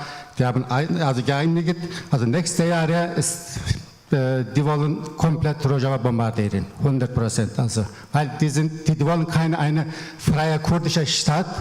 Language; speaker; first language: German; non-native, learner; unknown